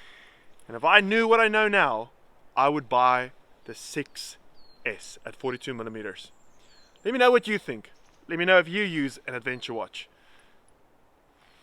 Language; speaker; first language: English; native; English